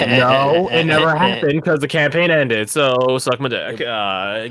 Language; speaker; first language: English; native; English